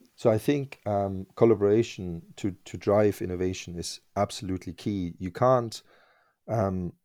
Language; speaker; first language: English; non-native, fluent; German